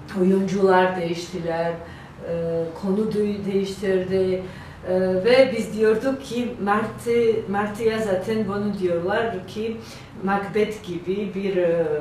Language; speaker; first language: Turkish; non-native, learner; Georgian